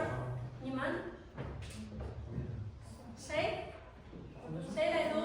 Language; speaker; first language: Chinese; non-native, fluent; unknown